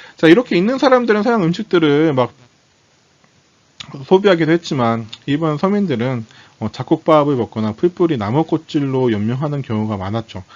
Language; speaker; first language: Korean; native; Korean